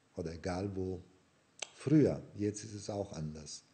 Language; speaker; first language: German; non-native, fluent; Italian